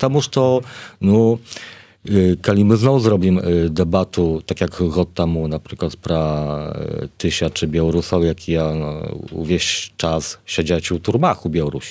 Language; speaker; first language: Polish; non-native, learner; Belarusian